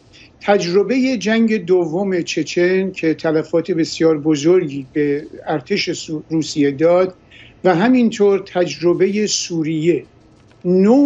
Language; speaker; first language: Persian; native; Persian